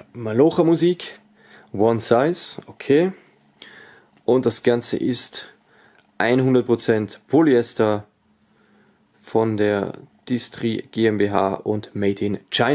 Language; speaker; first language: German; native; German